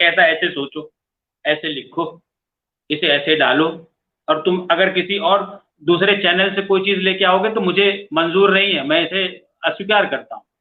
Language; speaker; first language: Hindi; native; Hindi